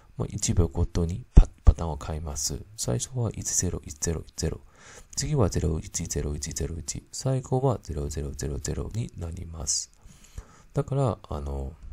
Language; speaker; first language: Japanese; non-native, fluent; Cantonese